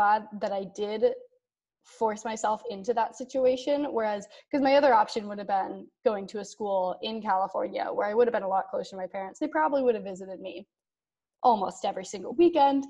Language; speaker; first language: English; native; English